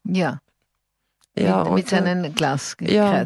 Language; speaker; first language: German; native; German